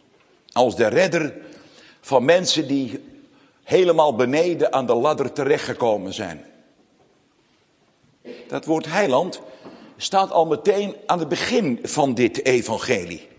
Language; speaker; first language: Dutch; native; Dutch